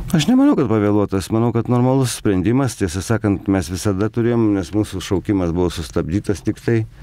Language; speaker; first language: Lithuanian; native; Lithuanian